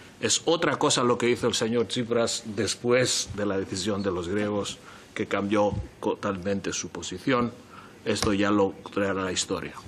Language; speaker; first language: Spanish; non-native, fluent; Greek